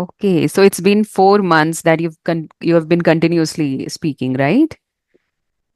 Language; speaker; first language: English; non-native, fluent; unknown